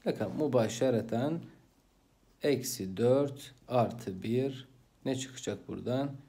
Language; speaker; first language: Turkish; non-native, fluent; Arabic